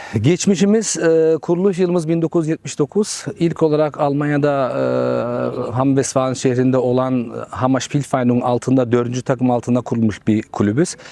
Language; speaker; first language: Turkish; early bilingual, heritage; Turkish